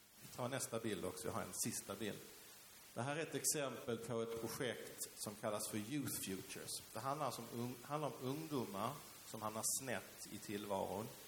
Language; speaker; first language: Swedish; early bilingual, other home language; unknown